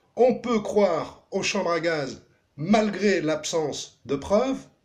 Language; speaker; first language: French; early bilingual, other home language; Arabic